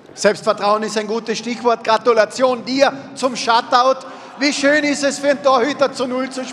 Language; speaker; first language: German; native; German